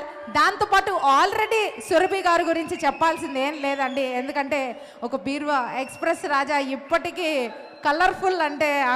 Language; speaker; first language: Telugu; native; Telugu